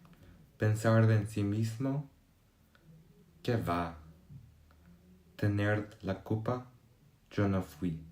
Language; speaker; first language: Spanish; non-native, learner; English